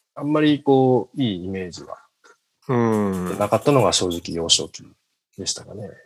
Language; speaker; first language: Japanese; native; Japanese